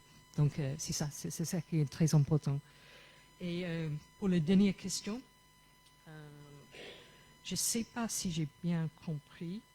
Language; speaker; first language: French; non-native, fluent; English